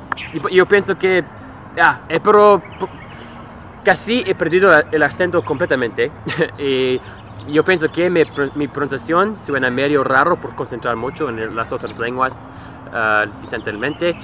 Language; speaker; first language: Spanish; non-native, fluent; English